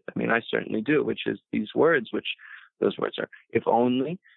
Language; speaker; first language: English; early bilingual, other home language; Spanish